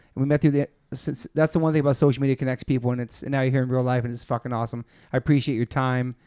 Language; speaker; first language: English; native; English